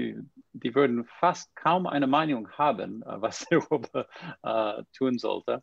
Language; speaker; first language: German; non-native, fluent; English